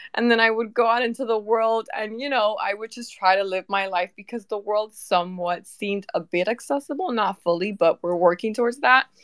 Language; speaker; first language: English; early bilingual, other home language; Spanish